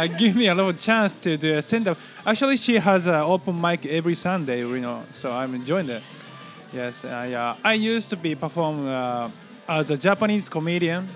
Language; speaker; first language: English; non-native, learner; Japanese